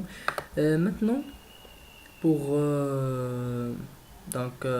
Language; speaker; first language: French; non-native, learner; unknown